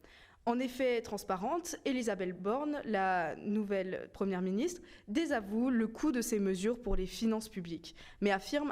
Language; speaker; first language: French; native; French